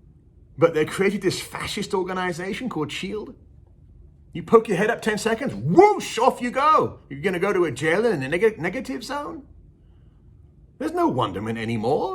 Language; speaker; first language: English; native; English